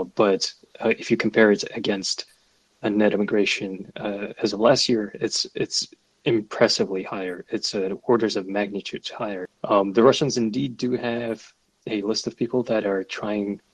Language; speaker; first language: English; non-native, fluent; Russian